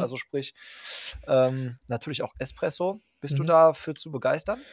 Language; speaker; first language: German; native; German